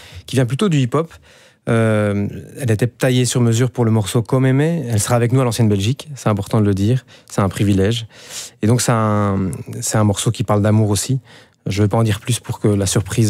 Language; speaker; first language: French; native; French